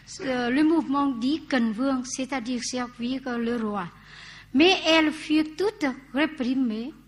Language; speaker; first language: French; non-native, fluent; Vietnamese